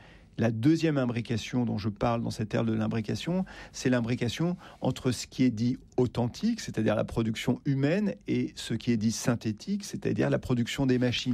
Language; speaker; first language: French; native; French